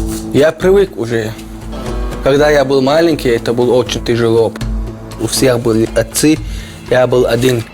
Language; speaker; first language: Russian; non-native, local second language; Chechen